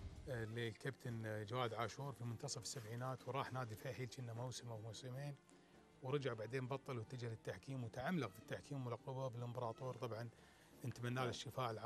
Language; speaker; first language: Arabic; native; Arabic